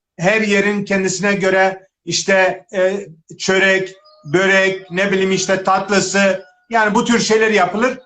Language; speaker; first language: Turkish; native; Turkish